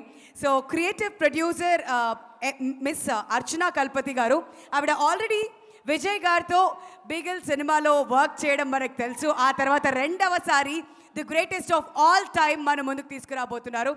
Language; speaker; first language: Telugu; native; Telugu